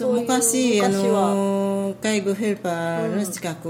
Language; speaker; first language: Japanese; non-native, learner; Filipino